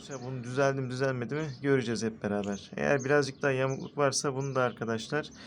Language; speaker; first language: Turkish; native; Turkish